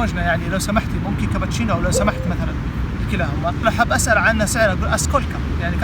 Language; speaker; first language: Arabic; native; Arabic